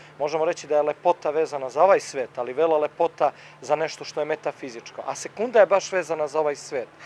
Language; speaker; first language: Serbian; native; Serbian